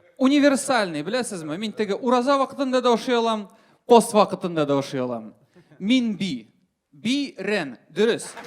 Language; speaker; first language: Tatar; non-native, local second language; Russian